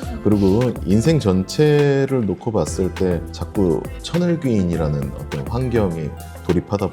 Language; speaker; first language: Korean; native; Korean